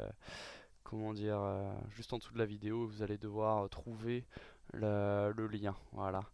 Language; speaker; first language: French; native; French